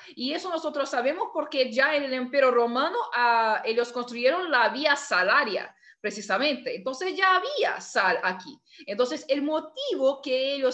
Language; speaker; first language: Spanish; non-native, fluent; Portuguese